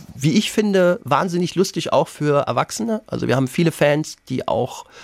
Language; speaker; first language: German; native; German